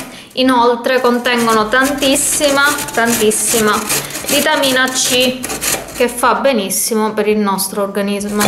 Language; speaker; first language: Italian; native; Italian